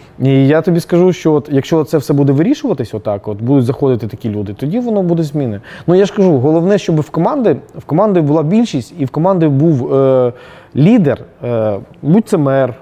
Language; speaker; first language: Ukrainian; native; Ukrainian